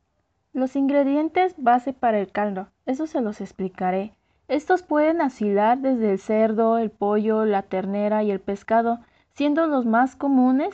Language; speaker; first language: Spanish; native; Spanish